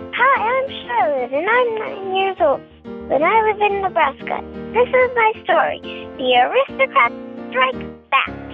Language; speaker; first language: English; non-native, fluent; Turkish